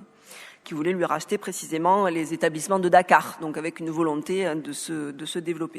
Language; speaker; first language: French; native; French